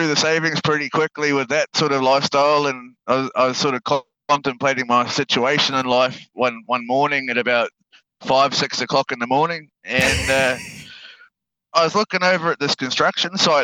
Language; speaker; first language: English; native; English